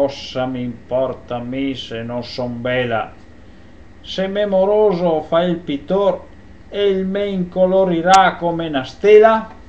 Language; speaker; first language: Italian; native; Italian